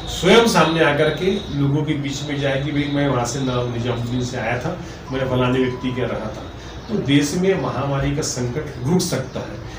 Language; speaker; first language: Hindi; native; Hindi